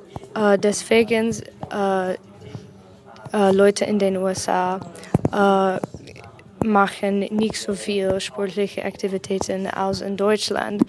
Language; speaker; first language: German; non-native, learner; English